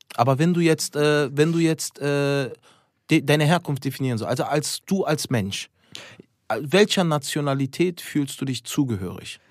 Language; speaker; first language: German; early bilingual, other home language; Turkish